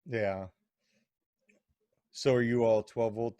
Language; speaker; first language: English; native; English